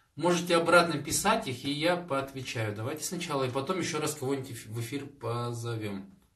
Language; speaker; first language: Russian; native; Russian